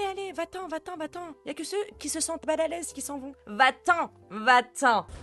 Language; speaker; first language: French; native; French